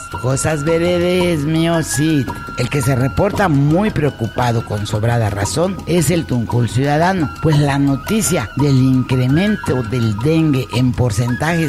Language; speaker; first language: Spanish; native; Spanish